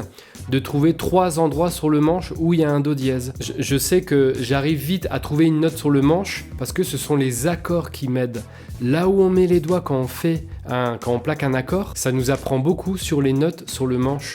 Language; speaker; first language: French; native; French